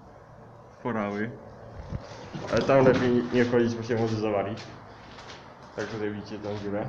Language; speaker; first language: Polish; native; Polish